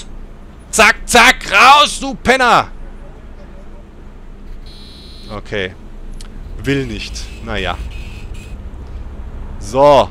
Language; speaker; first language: German; native; German